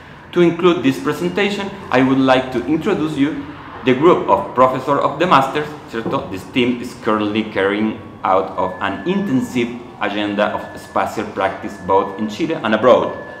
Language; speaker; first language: English; non-native, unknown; Spanish